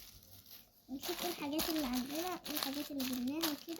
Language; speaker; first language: Arabic; native; Arabic